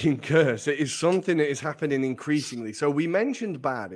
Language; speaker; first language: English; native; English